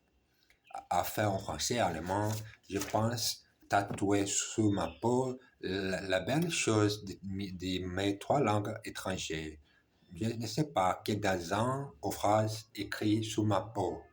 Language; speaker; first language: French; non-native, learner; Portuguese